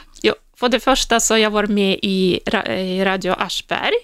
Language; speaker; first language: Swedish; non-native, fluent; Russian